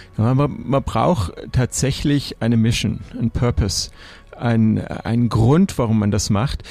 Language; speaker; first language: German; native; German